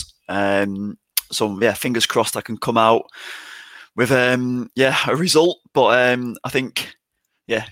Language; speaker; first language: English; native; English